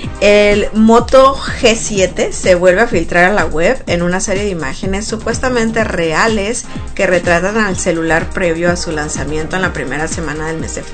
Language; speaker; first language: Spanish; native; Spanish